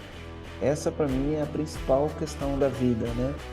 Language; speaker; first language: Portuguese; native; Portuguese